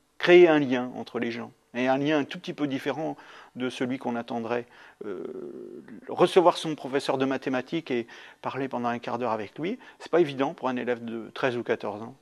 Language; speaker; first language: French; native; French